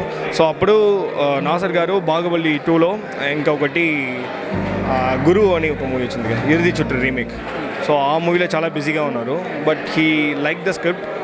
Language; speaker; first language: Telugu; non-native, learner; Tamil